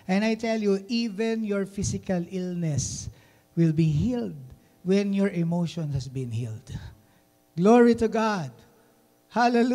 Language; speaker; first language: English; non-native, local second language; Filipino